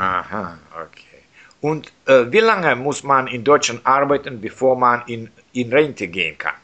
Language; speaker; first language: German; non-native, learner; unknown